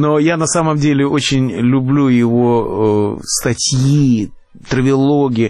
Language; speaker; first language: Russian; native; Russian